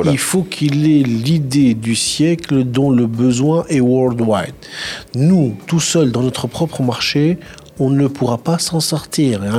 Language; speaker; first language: French; non-native, local second language; Arabic